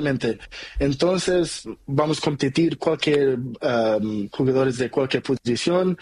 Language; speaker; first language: Spanish; non-native, learner; Portuguese